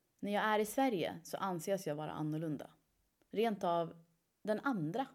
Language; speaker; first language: Swedish; early bilingual, other home language; Persian